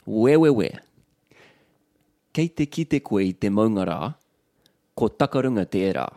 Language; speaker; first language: Māori; non-native, local second language; English